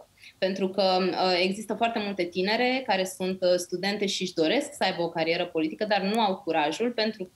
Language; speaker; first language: Romanian; native; Romanian